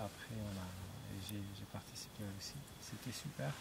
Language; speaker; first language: French; non-native, local second language; Arabic